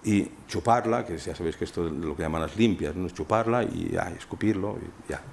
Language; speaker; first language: Spanish; non-native, local second language; Catalan